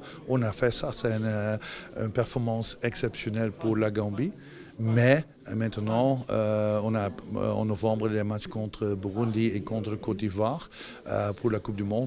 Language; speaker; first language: French; non-native, local second language; Dutch